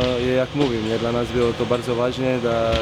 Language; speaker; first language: Polish; non-native, learner; Croatian